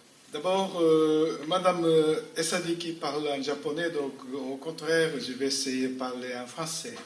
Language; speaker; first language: French; non-native, fluent; Japanese